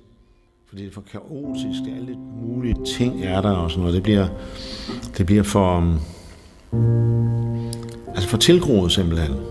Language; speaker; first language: Danish; native; Danish